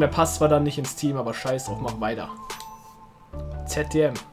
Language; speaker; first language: German; early bilingual, other home language; Turkish